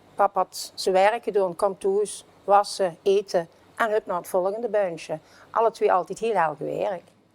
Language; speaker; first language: Dutch; native; Dutch